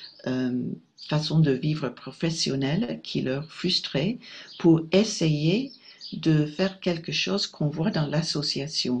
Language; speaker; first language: French; non-native, fluent; English